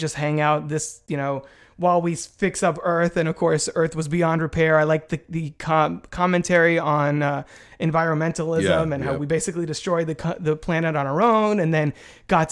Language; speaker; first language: English; native; English